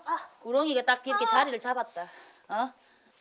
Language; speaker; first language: Korean; native; Korean